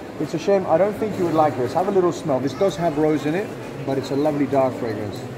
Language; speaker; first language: English; native; English